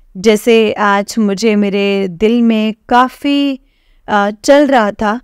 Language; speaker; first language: Hindi; native; Hindi